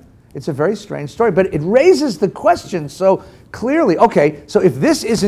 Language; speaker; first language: English; native; English